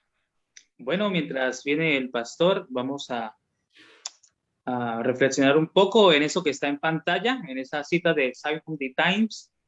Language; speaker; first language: Spanish; native; Spanish